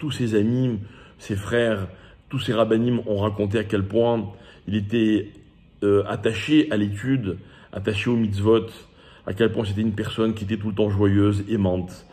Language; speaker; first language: French; native; French